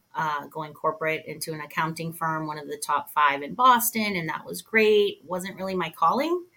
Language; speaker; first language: English; native; English